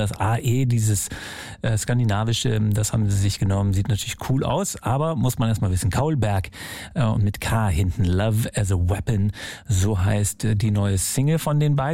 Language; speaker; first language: German; native; German